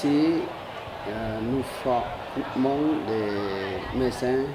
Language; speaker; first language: French; non-native, learner; Vietnamese